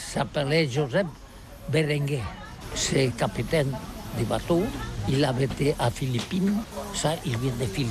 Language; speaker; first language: French; non-native, learner; Catalan